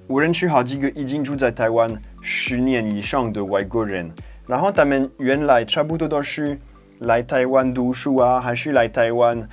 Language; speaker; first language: Chinese; non-native, fluent; French